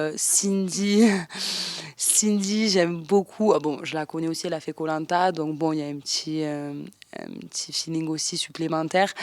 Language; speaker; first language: French; native; French